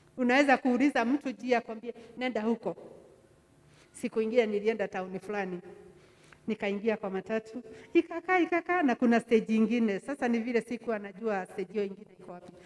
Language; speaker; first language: Swahili; non-native, local second language; Kikuyu